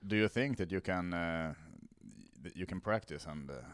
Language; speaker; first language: English; non-native, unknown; Swedish